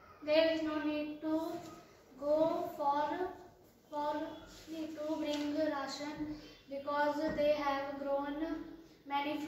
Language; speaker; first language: English; non-native, learner; Hindi